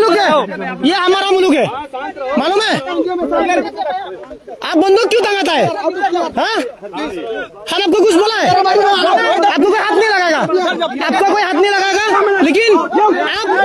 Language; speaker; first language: Hindi; non-native, learner; Bangla